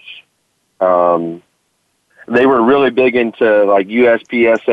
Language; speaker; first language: English; native; English